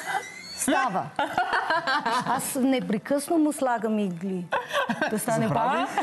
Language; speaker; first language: Bulgarian; non-native, learner; Chinese